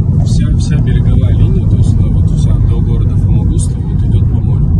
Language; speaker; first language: Russian; non-native, fluent; Turkish